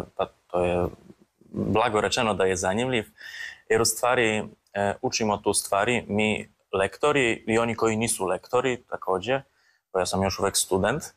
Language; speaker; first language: Serbian; non-native, fluent; Polish